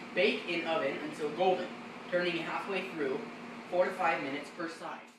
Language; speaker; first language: Spanish; non-native, learner; English